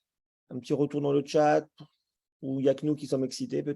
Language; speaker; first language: French; native; French